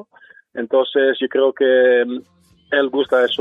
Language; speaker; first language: Spanish; non-native, learner; Dutch